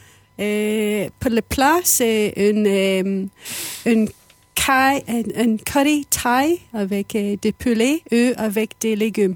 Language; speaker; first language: French; non-native, fluent; English